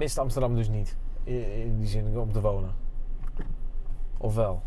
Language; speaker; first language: Dutch; native; Dutch